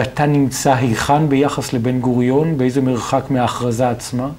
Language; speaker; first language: Hebrew; native; Hebrew